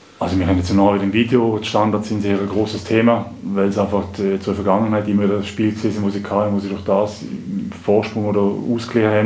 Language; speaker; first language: German; native; German